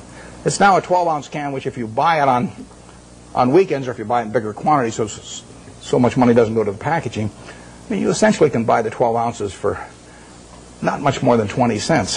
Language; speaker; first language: English; native; English